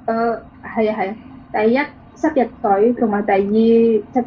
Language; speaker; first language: Cantonese; non-native, learner; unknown